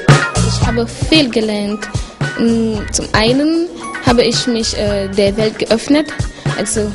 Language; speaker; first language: German; non-native, learner; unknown